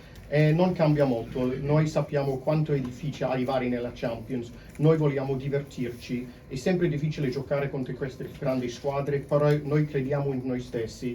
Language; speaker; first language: Italian; non-native, fluent; English